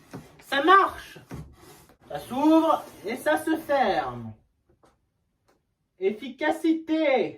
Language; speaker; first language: French; native; French